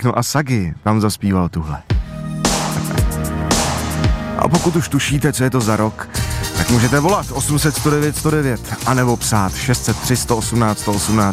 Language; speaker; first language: Czech; native; Czech